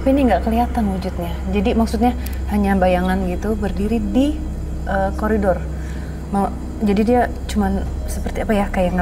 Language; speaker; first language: Indonesian; native; Indonesian